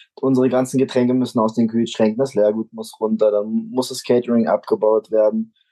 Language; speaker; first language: German; native; German